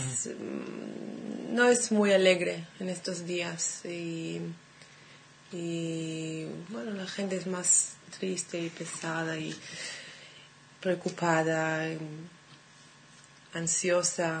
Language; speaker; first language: Spanish; non-native, fluent; Hebrew